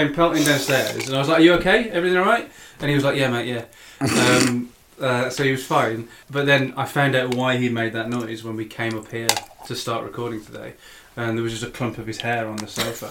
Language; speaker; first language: English; native; English